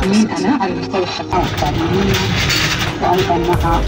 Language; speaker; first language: Arabic; native; Arabic